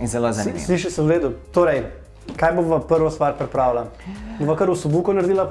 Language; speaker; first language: Slovenian; native; Slovenian